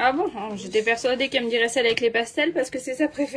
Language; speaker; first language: French; native; French